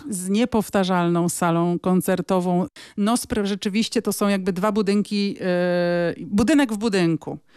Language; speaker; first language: Polish; native; Polish